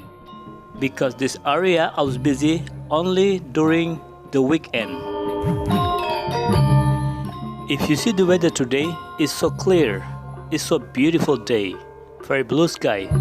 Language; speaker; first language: English; non-native, local second language; Indonesian